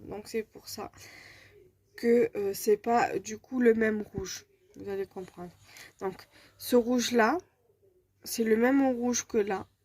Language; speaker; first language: French; native; French